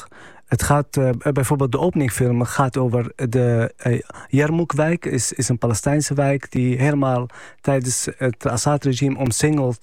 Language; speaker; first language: Dutch; non-native, fluent; Arabic